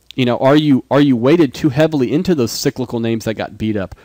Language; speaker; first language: English; native; English